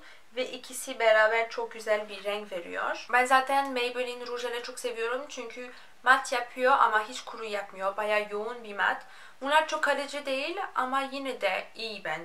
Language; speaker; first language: Turkish; non-native, fluent; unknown